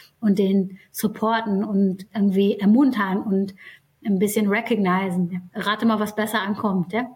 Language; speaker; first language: German; early bilingual, other home language; Turkish